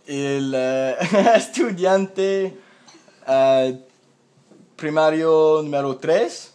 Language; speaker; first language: Spanish; non-native, learner; French